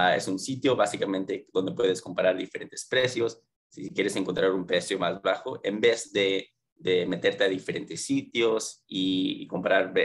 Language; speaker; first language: Spanish; early bilingual, heritage; Spanish